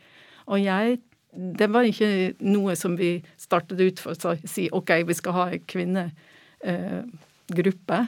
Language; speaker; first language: Norwegian; non-native, fluent; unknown